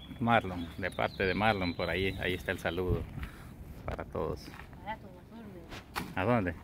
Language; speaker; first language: Spanish; native; Spanish